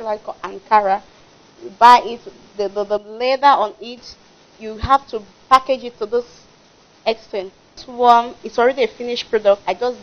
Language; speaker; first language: English; non-native, local second language; French